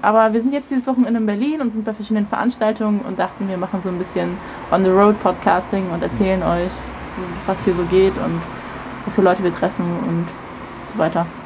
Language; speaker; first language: German; native; German